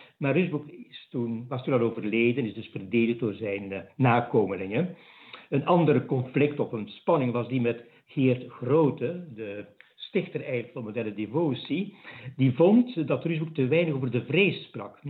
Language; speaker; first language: Dutch; native; Dutch